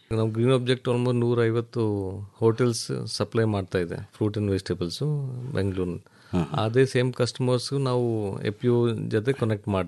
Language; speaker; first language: Kannada; non-native, learner; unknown